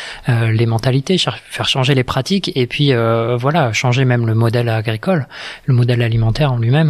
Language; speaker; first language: French; native; French